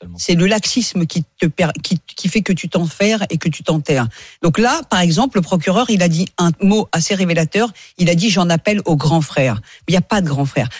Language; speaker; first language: French; early bilingual, other home language; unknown